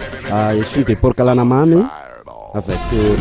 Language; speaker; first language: French; non-native, learner; Malagasy